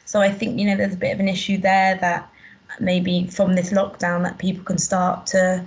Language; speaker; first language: English; native; English